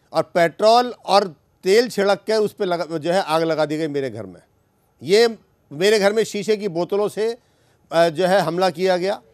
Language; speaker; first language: Hindi; native; Hindi